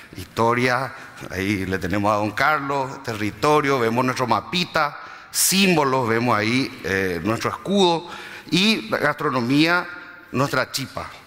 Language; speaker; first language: Spanish; native; Spanish